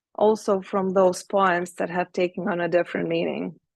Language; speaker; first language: English; non-native, fluent; Ukrainian